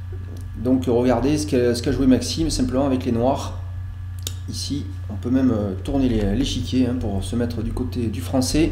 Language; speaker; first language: French; native; French